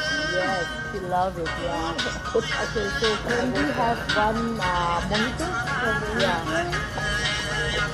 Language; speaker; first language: English; non-native, local second language; Tibetan